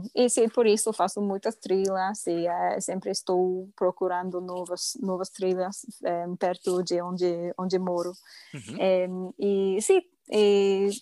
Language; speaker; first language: Portuguese; non-native, learner; English